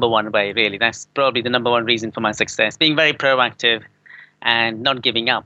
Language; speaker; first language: English; native; English